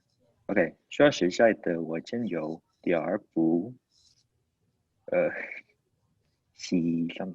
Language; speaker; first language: Chinese; non-native, learner; English